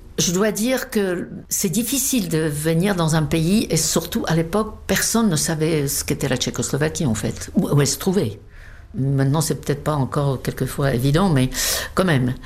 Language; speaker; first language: French; non-native, fluent; Czech